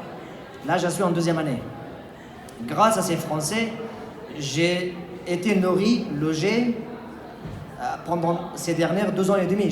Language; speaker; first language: French; non-native, fluent; Persian